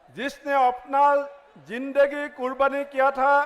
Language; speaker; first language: Hindi; non-native, local second language; Assamese